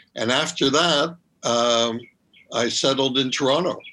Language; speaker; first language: English; native; English